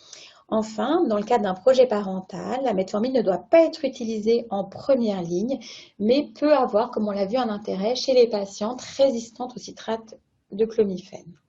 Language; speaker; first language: French; native; French